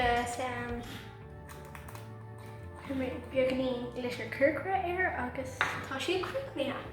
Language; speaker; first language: Irish; non-native, local second language; English